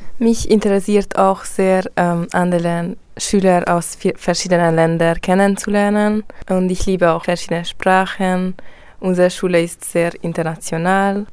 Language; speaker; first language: German; non-native, fluent; Hungarian